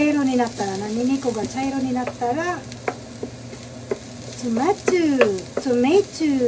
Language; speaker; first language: Japanese; non-native, learner; Cebuano